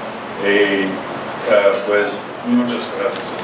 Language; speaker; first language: Spanish; non-native, fluent; English